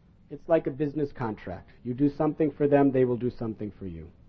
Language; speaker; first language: English; native; English